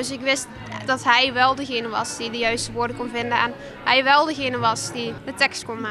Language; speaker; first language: Dutch; native; Dutch